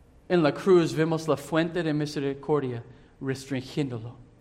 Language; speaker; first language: Spanish; non-native, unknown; English